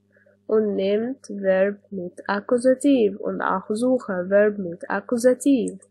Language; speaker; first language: German; non-native, fluent; Arabic